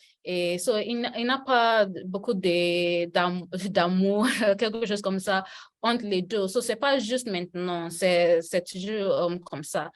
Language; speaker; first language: French; non-native, learner; Yoruba